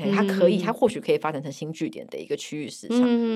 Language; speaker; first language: Chinese; native; Chinese